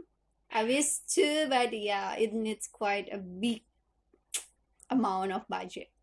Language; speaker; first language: English; non-native, learner; Indonesian